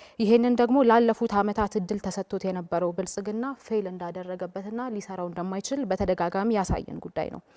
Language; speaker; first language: Amharic; native; Amharic